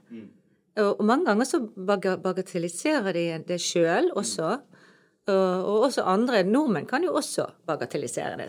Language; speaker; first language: Norwegian; native; Norwegian